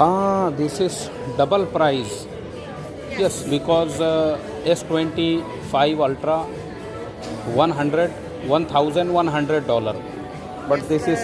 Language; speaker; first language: English; non-native, local second language; Hindi